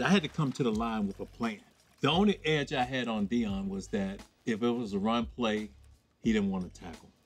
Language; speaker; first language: English; native; English